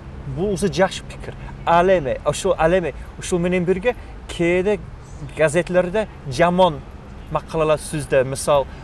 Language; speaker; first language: Kyrgyz; non-native, fluent; English